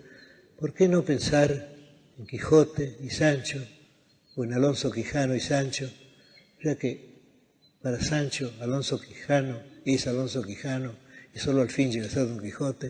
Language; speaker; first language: Spanish; native; Spanish